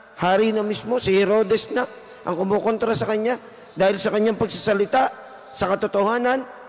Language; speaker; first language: Filipino; native; Filipino